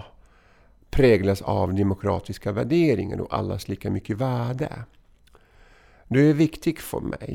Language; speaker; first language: Swedish; non-native, fluent; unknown